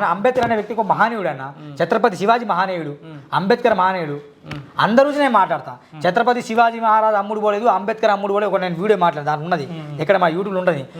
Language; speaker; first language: Telugu; non-native, local second language; Marathi